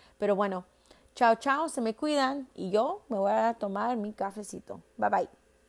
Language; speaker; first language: Spanish; early bilingual, heritage; Spanish